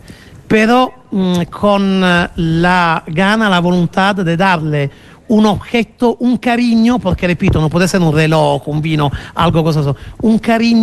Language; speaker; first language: Spanish; non-native, fluent; Italian